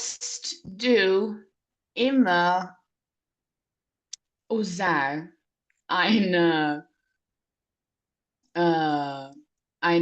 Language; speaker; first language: German; non-native, learner; Portuguese